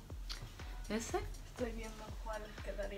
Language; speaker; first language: Spanish; early bilingual, heritage; Spanish